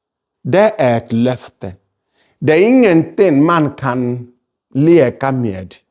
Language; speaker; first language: Swedish; non-native, fluent; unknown